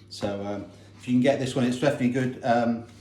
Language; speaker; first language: English; native; English